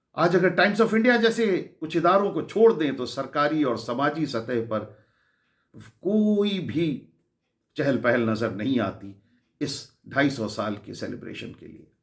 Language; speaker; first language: Urdu; native; Urdu